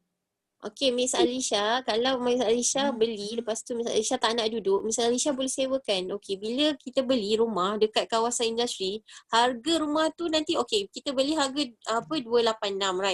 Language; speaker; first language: Malay; native; Malay